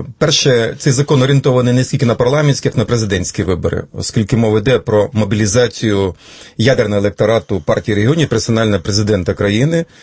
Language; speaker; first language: Ukrainian; native; Ukrainian